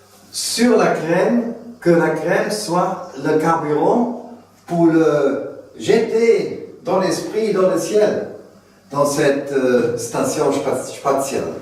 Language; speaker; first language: French; non-native, fluent; German